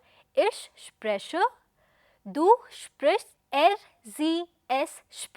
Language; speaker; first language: German; non-native, fluent; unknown